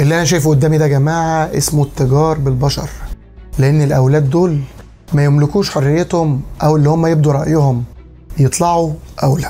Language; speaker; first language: Arabic; native; Arabic